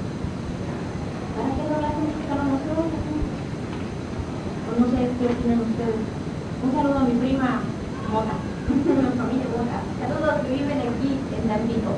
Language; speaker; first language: Spanish; native; Spanish